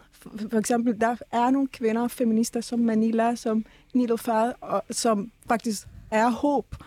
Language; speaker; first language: Danish; early bilingual, other home language; Persian